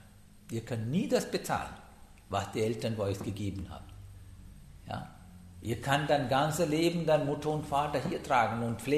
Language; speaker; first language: German; non-native, learner; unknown